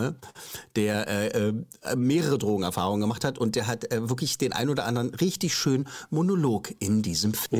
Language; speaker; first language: German; native; German